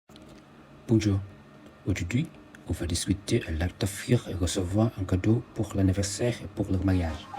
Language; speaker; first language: French; non-native, learner; Vietnamese